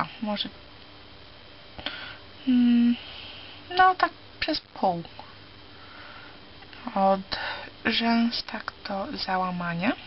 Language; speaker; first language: Polish; early bilingual, heritage; Polish